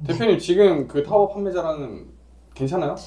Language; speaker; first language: Korean; native; Korean